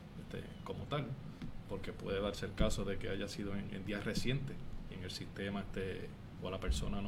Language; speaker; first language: Spanish; native; Spanish